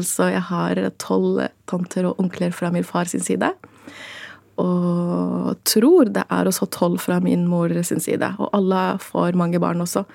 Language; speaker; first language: Norwegian; non-native, fluent; Arabic